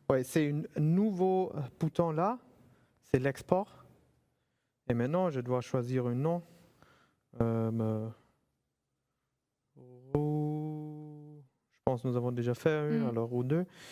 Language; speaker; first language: French; non-native, fluent; German